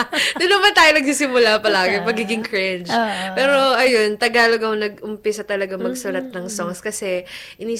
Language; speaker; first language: Filipino; non-native, local second language; Bikol